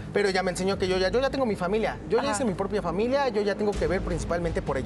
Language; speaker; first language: Spanish; native; Spanish